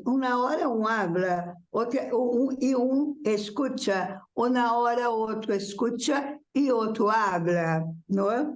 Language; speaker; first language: Spanish; non-native, learner; Portuguese